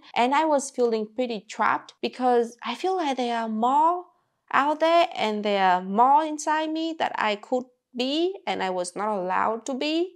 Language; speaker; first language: English; non-native, fluent; Vietnamese